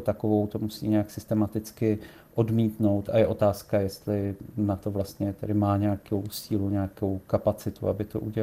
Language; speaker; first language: Czech; native; Czech